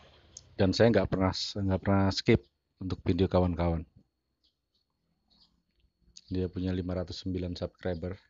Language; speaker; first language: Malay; non-native, local second language; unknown